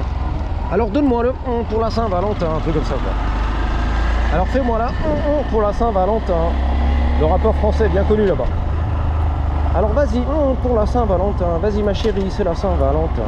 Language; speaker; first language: French; native; French